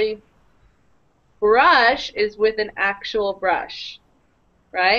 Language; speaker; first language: English; native; English